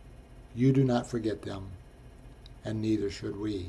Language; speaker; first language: English; native; English